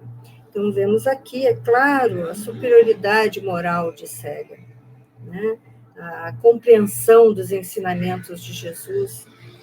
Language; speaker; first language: Portuguese; native; Portuguese